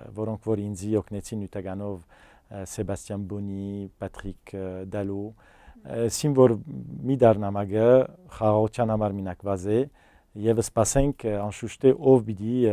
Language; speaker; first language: Armenian; early bilingual, heritage; Armenian